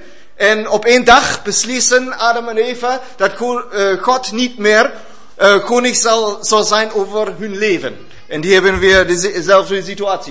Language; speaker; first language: Dutch; non-native, learner; German